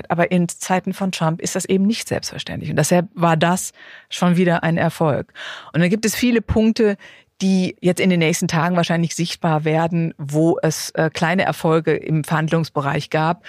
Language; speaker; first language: German; native; German